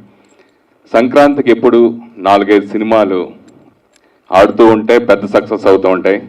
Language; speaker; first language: Telugu; native; Telugu